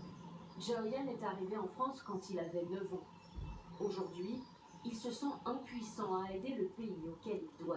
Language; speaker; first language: French; native; French